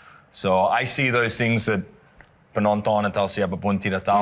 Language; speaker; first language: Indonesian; non-native, learner; English